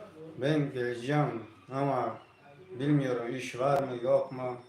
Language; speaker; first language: Turkish; non-native, learner; Tajik